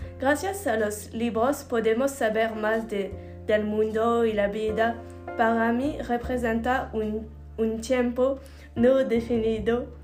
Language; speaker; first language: Spanish; non-native, learner; French